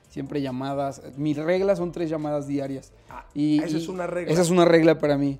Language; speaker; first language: Spanish; native; Spanish